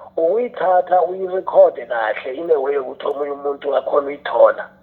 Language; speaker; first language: Zulu; non-native, local second language; South Ndebele